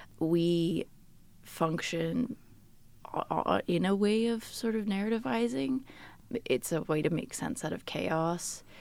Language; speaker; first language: English; early bilingual, other home language; Portuguese